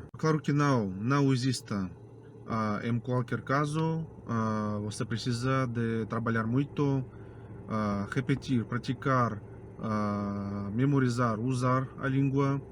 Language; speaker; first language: Portuguese; non-native, fluent; Russian